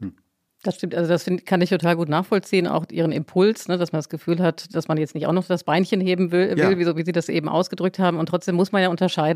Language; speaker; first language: German; native; German